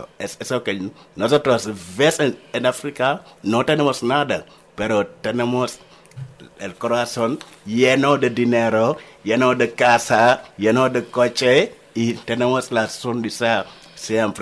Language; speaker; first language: Spanish; non-native, learner; Wolof